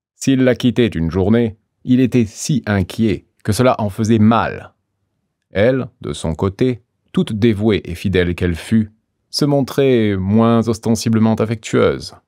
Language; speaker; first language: French; native; French